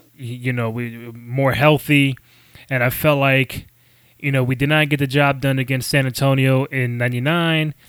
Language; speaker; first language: English; native; English